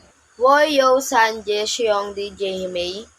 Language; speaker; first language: Chinese; non-native, learner; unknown